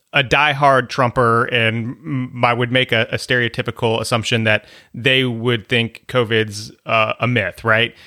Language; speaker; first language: English; native; English